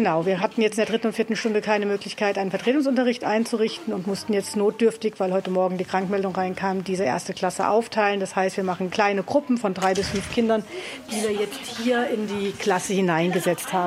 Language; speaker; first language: German; native; German